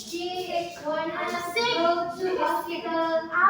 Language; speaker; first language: English; non-native, learner; Indonesian